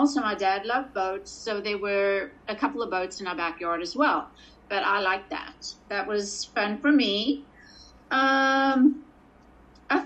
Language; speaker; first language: English; native; English